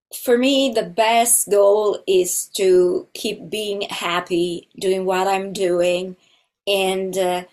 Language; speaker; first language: English; non-native, fluent; Italian